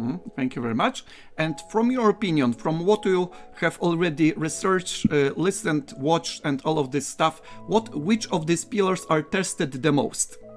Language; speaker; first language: English; non-native, fluent; Polish